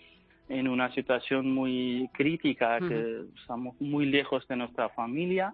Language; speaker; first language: Spanish; non-native, learner; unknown